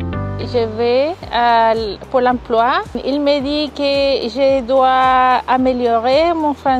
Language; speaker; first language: French; non-native, learner; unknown